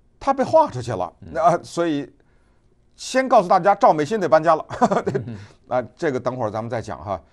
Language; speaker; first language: Chinese; native; Chinese